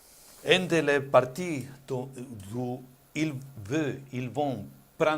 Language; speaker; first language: French; non-native, learner; Spanish